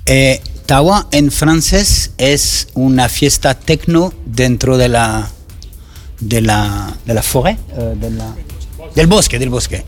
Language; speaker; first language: Spanish; non-native, learner; French